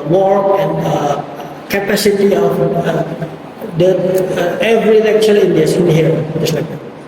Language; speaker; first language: English; non-native, learner; Indonesian